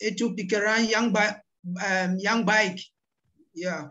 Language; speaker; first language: Indonesian; non-native, learner; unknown